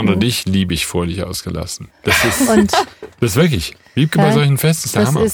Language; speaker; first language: German; native; German